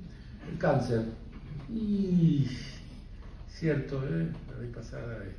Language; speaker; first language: Spanish; native; Spanish